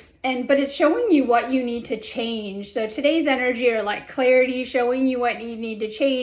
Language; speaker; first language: English; native; English